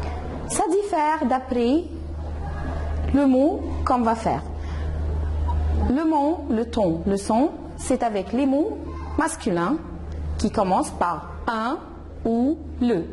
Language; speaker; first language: French; non-native, fluent; Arabic